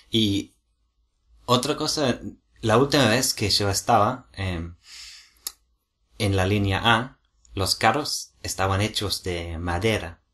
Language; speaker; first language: Spanish; non-native, fluent; English